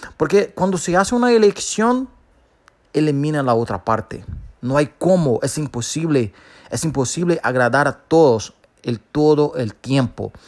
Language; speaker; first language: Spanish; non-native, fluent; Portuguese